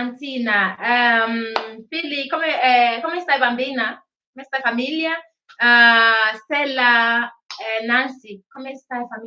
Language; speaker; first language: Italian; non-native, learner; Igbo